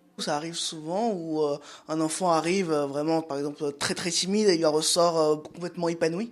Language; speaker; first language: French; native; French